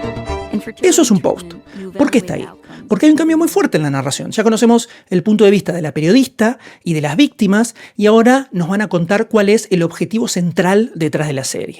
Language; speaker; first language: Spanish; native; Spanish